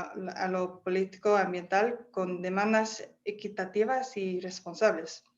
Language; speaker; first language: Spanish; non-native, fluent; English